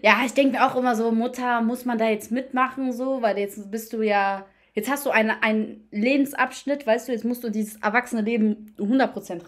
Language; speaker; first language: German; early bilingual, other home language; Albanian